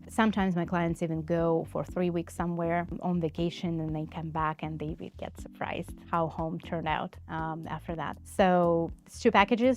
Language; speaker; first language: English; non-native, fluent; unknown